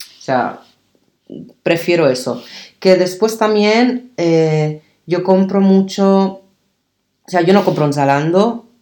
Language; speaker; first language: Spanish; early bilingual, other home language; Arabic